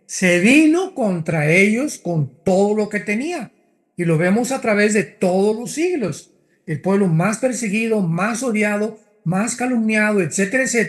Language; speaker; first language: Spanish; native; Spanish